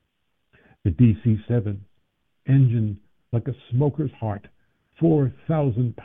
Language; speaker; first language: English; native; English